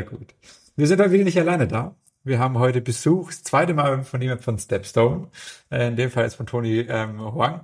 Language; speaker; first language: German; native; German